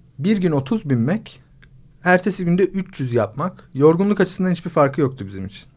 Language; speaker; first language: Turkish; native; Turkish